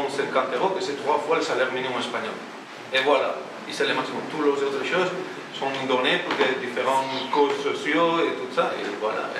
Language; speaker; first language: French; non-native, fluent; Spanish